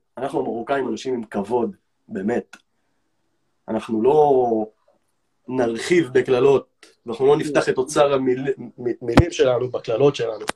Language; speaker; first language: Hebrew; native; Hebrew